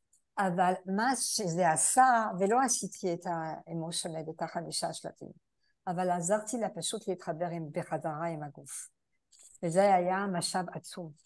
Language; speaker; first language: Hebrew; non-native, fluent; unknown